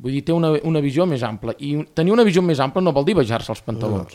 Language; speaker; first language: Catalan; native; Catalan